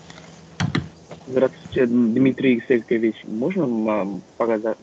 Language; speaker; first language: Russian; non-native, learner; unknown